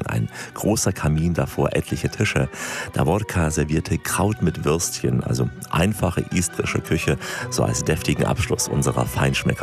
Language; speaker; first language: German; native; German